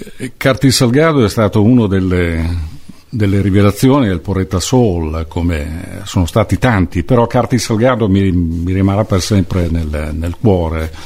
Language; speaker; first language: Italian; native; Italian